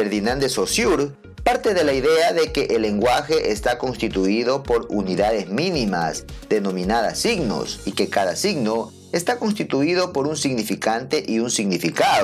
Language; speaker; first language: Spanish; native; Spanish